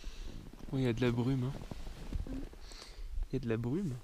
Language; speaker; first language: French; native; French